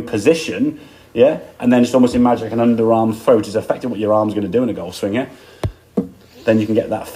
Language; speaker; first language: English; native; English